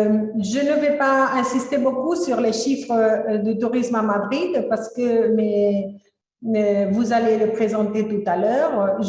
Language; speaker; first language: French; non-native, fluent; Spanish